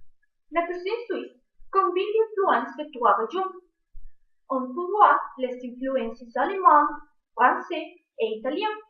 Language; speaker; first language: French; non-native, learner; Spanish